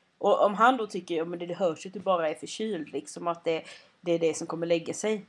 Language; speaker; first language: Swedish; native; Swedish